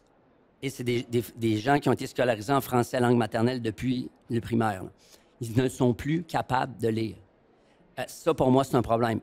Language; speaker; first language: French; native; French